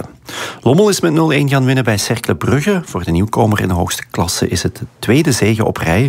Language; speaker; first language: Dutch; native; Dutch